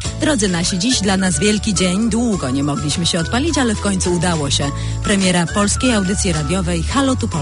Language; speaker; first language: Polish; native; Polish